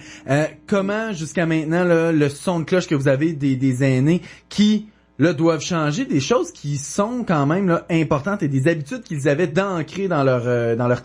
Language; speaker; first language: French; native; French